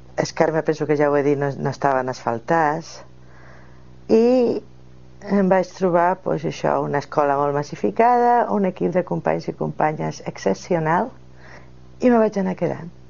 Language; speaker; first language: Catalan; non-native, local second language; Spanish